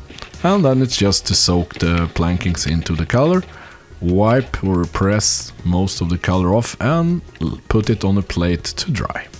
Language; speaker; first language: English; non-native, fluent; Swedish